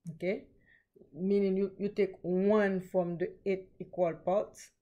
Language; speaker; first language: English; non-native, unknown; Haitian Creole